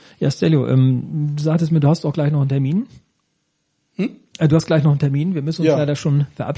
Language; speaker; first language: German; native; German